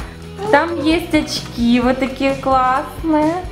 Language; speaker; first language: Russian; native; Russian